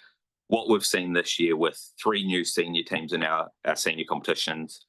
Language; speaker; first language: English; native; English